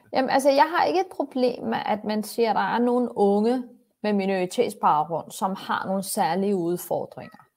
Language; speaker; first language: Danish; early bilingual, other home language; Turkish